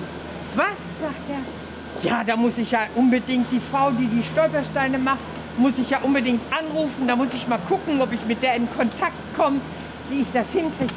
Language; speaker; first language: German; native; German